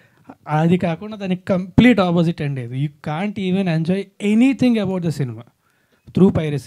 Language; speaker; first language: Telugu; native; Telugu